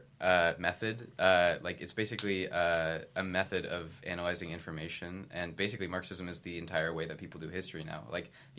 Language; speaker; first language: English; native; English